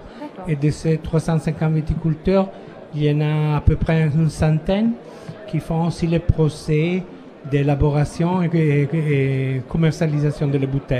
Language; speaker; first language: French; non-native, fluent; Italian